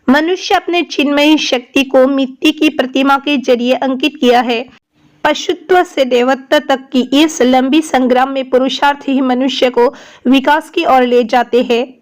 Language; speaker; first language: Hindi; non-native, local second language; Assamese